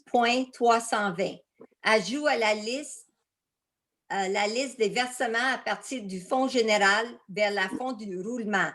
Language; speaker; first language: French; native; French